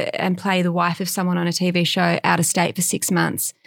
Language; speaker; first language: English; native; English